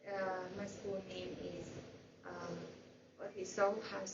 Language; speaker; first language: English; non-native, learner; Vietnamese